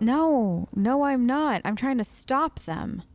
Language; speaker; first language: English; native; English